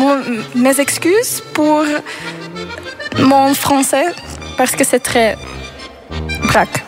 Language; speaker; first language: French; non-native, local second language; Dutch